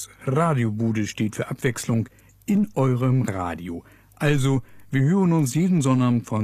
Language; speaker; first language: German; native; German